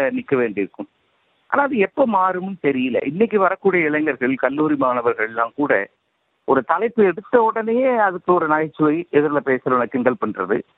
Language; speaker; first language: Tamil; native; Tamil